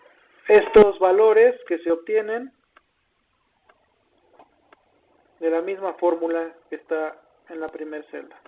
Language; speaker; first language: Spanish; native; Spanish